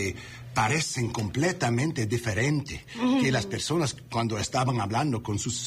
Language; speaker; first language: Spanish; non-native, learner; English